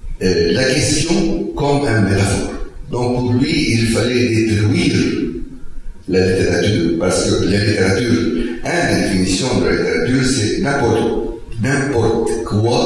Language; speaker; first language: French; non-native, fluent; Arabic